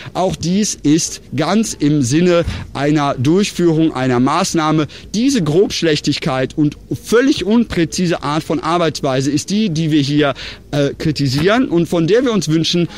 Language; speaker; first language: German; native; German